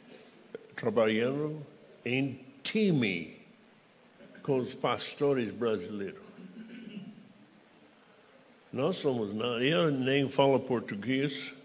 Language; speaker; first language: Portuguese; non-native, fluent; English